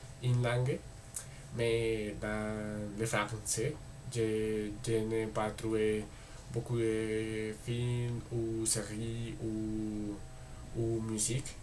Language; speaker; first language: French; non-native, learner; Spanish